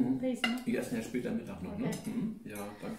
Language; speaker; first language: German; native; German